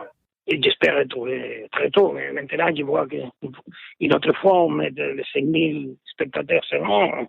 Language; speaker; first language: French; non-native, fluent; Spanish